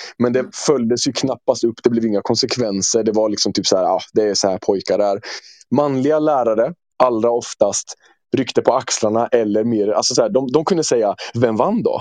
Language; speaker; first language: Swedish; early bilingual, other home language; Turkish